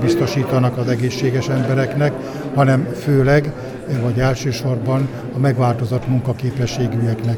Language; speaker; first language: Hungarian; native; Hungarian